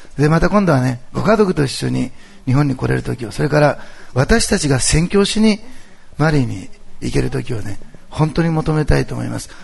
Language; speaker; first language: Japanese; native; Japanese